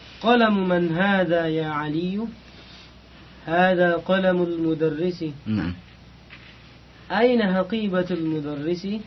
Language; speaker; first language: Arabic; non-native, learner; Indonesian